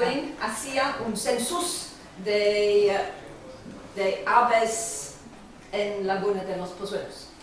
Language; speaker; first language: Spanish; non-native, learner; English